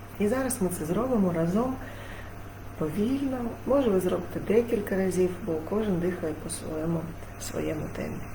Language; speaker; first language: Ukrainian; non-native, local second language; Russian